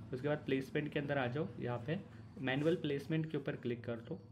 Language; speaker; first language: Hindi; non-native, local second language; Marathi